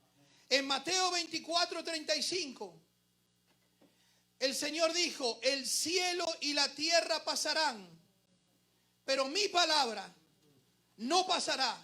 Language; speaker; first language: Spanish; native; Spanish